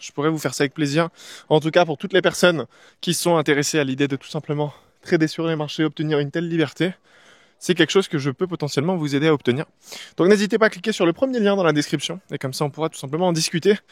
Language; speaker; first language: French; native; French